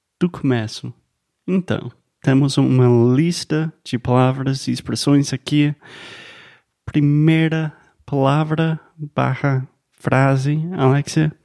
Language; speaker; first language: Portuguese; non-native, fluent; English